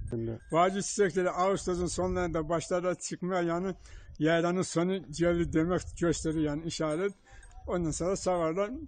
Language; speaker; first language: Turkish; native; Turkish